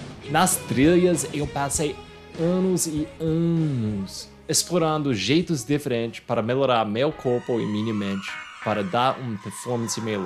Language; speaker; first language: Portuguese; non-native, fluent; English